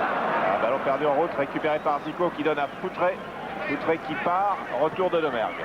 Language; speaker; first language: French; native; French